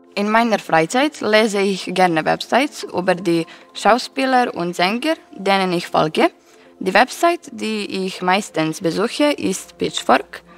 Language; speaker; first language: German; non-native, learner; Serbian